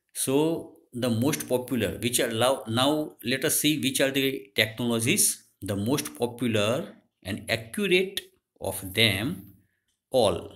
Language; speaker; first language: English; non-native, local second language; Gujarati